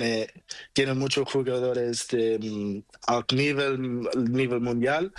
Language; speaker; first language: Spanish; non-native, learner; Portuguese